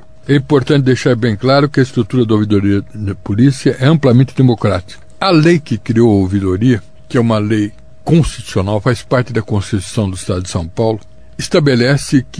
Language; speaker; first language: Portuguese; native; Portuguese